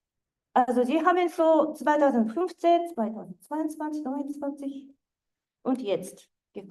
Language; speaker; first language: German; non-native, fluent; Japanese